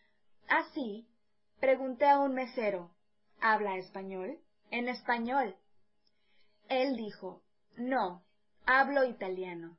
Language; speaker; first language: Spanish; non-native, learner; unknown